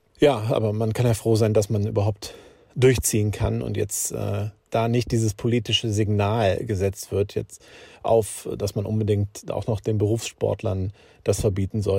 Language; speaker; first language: German; native; German